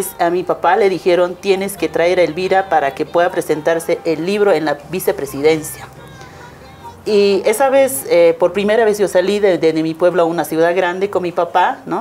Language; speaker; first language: Spanish; non-native, local second language; Aymara